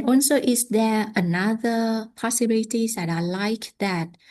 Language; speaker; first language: English; non-native, learner; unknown